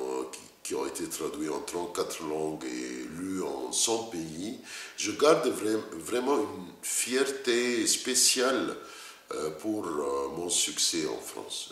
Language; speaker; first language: French; non-native, fluent; Arabic